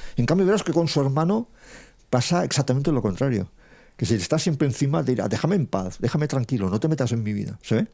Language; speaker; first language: Spanish; non-native, local second language; Catalan